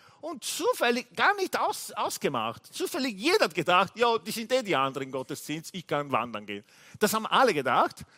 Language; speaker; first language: German; non-native, fluent; English